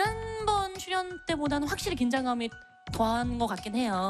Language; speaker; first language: Korean; native; Korean